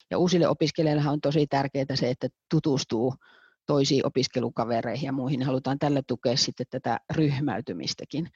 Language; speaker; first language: Finnish; native; Finnish